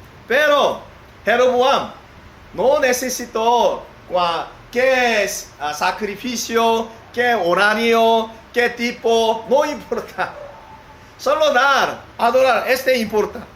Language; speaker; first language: Spanish; non-native, learner; Korean